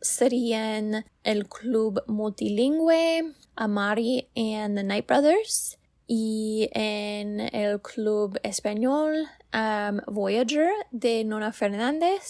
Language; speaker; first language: Spanish; non-native, learner; English